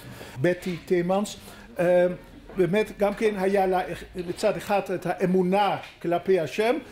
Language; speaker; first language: Hebrew; non-native, fluent; Dutch